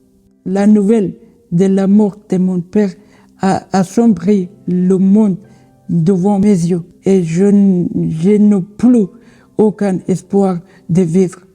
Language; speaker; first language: French; non-native, learner; Persian